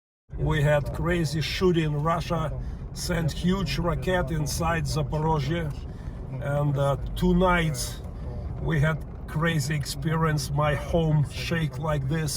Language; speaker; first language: English; non-native, learner; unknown